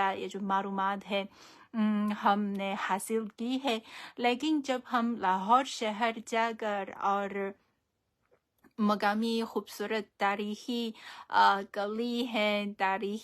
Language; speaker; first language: Urdu; non-native, fluent; Chinese